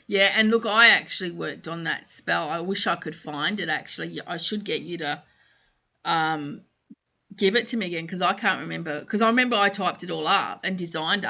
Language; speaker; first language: English; native; English